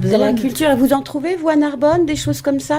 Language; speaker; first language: French; native; French